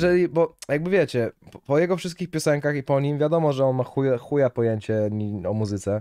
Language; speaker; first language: Polish; native; Polish